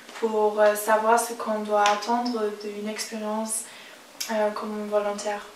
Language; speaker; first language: French; non-native, learner; German